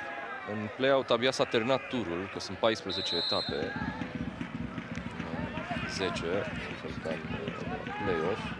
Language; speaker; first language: Romanian; native; Romanian